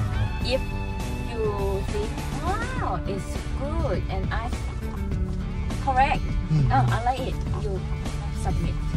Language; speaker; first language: English; non-native, learner; Thai